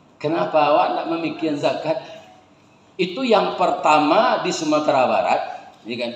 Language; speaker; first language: Malay; non-native, local second language; Minangkabau